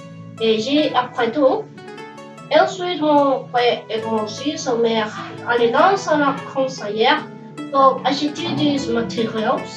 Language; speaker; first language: French; non-native, learner; Spanish